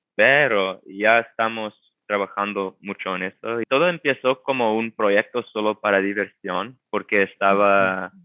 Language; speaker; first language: Spanish; non-native, fluent; English